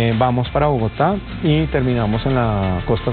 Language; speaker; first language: Spanish; native; Spanish